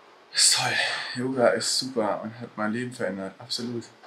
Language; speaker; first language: German; native; German